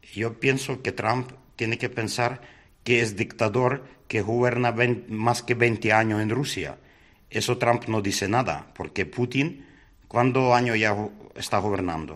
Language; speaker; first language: Spanish; non-native, learner; Ukrainian